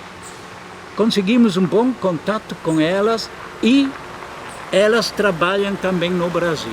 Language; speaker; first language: Portuguese; non-native, fluent; German